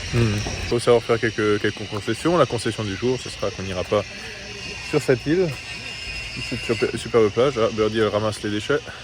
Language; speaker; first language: French; native; French